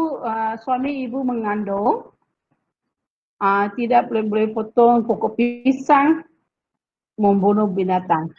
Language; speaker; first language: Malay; non-native, local second language; Telugu